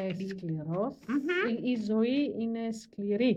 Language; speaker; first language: Greek; non-native, learner; German